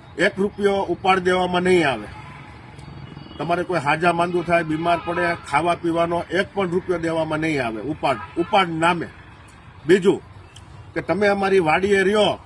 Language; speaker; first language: Gujarati; native; Gujarati